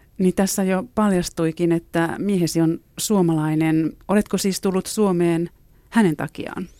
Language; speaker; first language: Finnish; native; Finnish